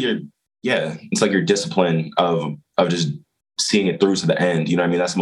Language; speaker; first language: English; native; English